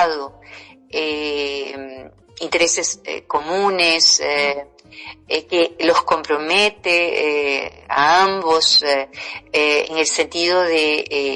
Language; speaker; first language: Spanish; non-native, fluent; Portuguese